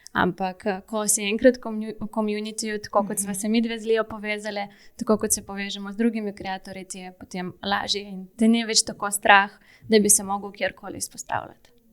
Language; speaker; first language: Slovenian; non-native, fluent; Russian